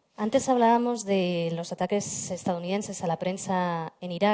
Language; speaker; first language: Spanish; native; Spanish